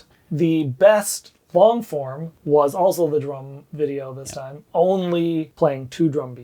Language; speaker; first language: English; native; English